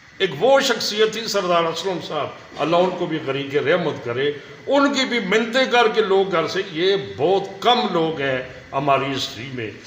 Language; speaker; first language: Urdu; non-native, local second language; Northern Hindko